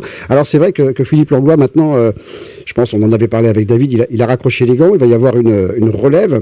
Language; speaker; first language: French; native; French